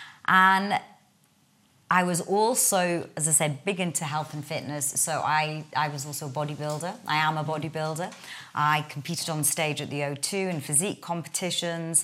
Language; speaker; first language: English; native; English